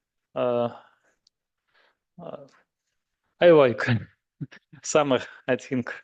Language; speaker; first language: English; non-native, learner; Russian